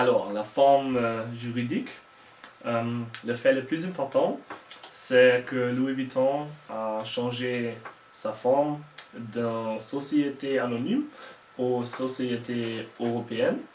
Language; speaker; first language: French; non-native, learner; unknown